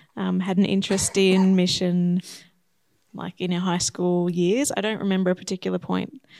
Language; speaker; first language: English; native; English